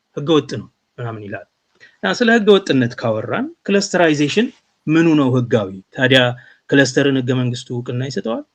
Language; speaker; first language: Amharic; non-native, local second language; Oromo